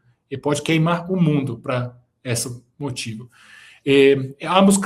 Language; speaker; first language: Portuguese; non-native, fluent; Turkish